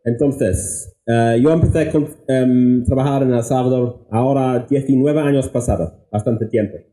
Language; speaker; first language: Spanish; non-native, fluent; English